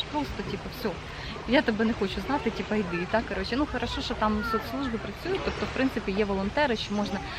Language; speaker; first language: Ukrainian; native; Ukrainian